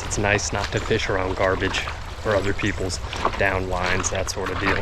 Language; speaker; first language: English; native; English